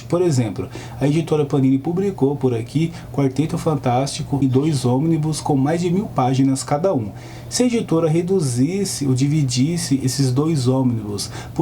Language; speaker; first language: Portuguese; native; Portuguese